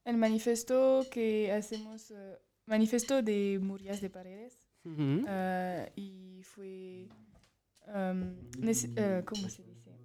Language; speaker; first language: Spanish; non-native, learner; French